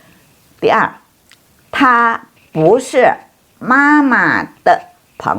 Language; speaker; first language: Chinese; non-native, fluent; Indonesian